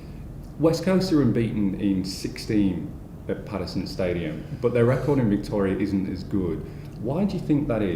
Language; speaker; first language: English; native; English